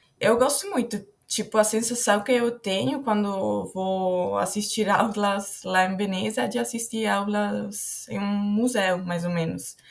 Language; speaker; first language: Portuguese; non-native, fluent; Italian